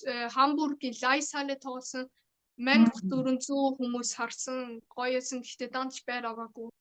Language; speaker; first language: Mongolian; early bilingual, heritage; Mongolian